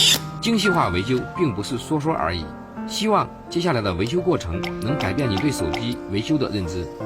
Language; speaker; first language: Chinese; native; Chinese